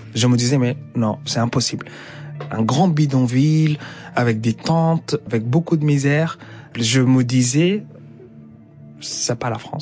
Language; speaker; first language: French; non-native, fluent; Arabic